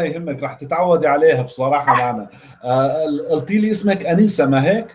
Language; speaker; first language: Arabic; native; Arabic